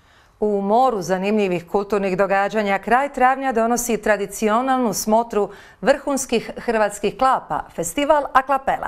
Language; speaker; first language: Serbian; native; Serbian